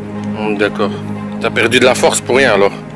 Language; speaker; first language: French; native; French